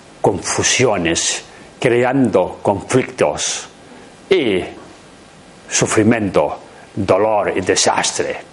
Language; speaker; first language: Spanish; non-native, learner; Tibetan